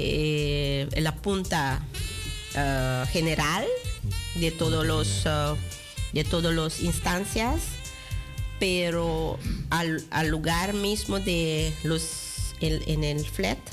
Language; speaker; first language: Spanish; non-native, local second language; Dutch